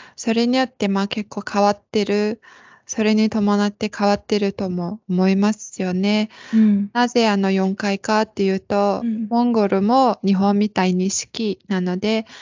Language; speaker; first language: Japanese; non-native, fluent; Mongolian